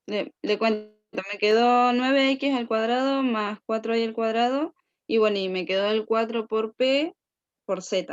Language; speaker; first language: Spanish; native; Spanish